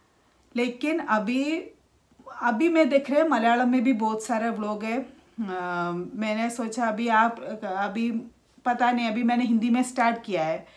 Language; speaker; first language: Hindi; non-native, local second language; Malayalam